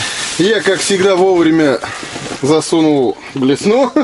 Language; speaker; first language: Russian; native; Russian